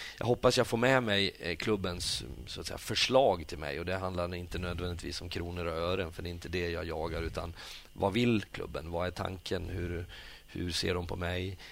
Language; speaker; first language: Swedish; native; Swedish